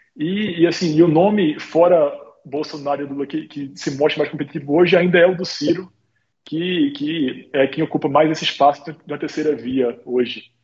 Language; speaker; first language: Portuguese; native; Portuguese